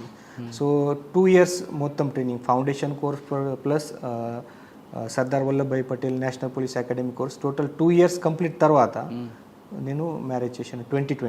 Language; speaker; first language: Telugu; non-native, learner; Marathi